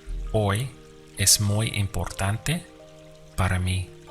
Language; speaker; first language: Spanish; non-native, fluent; English